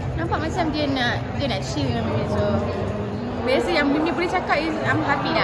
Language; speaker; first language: Malay; native; Malay